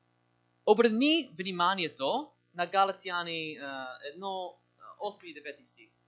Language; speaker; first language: Bulgarian; non-native, learner; English